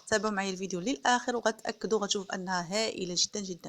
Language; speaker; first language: Arabic; native; Arabic